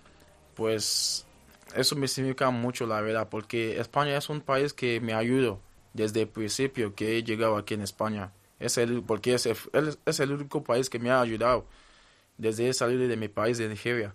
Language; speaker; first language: Spanish; non-native, fluent; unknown